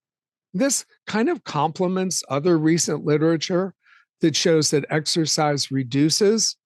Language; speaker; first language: English; native; English